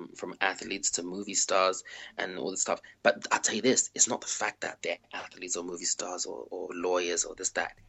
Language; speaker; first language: English; early bilingual, other home language; Shona